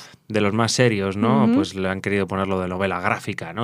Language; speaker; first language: Spanish; native; Spanish